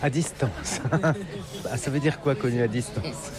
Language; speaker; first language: French; native; French